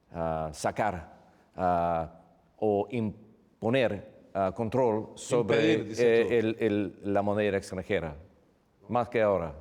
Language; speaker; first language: Spanish; non-native, fluent; English